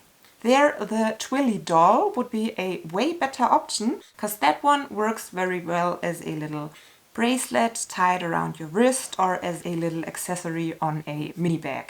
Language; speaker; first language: English; non-native, fluent; German